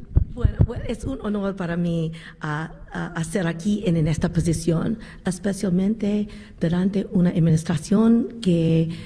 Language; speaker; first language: Spanish; non-native, learner; English